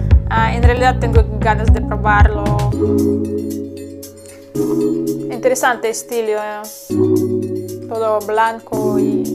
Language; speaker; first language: Spanish; non-native, fluent; Russian